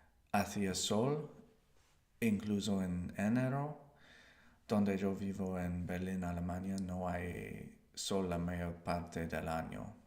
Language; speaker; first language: Spanish; non-native, learner; English